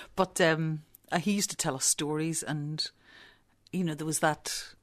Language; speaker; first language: English; native; English